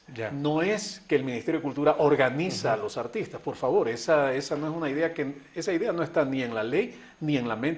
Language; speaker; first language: Spanish; native; Spanish